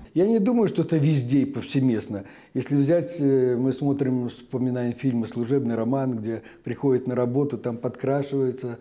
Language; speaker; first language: Russian; native; Russian